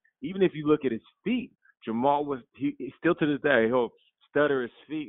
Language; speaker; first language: English; native; English